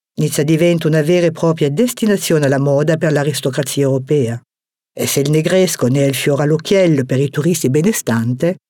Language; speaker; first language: Italian; non-native, fluent; French